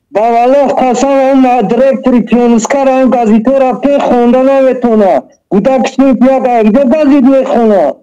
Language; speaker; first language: Tajik; native; Tajik